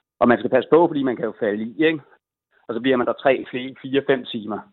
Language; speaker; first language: Danish; native; Danish